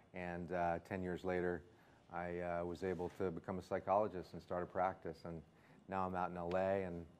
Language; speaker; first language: English; native; English